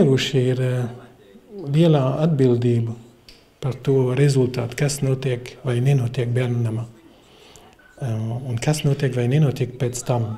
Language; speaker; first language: Latvian; non-native, learner; French